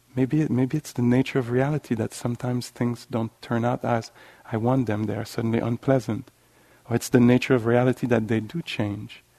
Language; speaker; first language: English; non-native, fluent; French